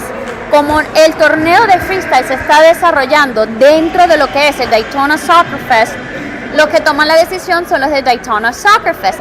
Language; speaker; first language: Spanish; native; Spanish